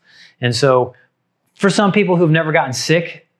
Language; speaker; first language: English; native; English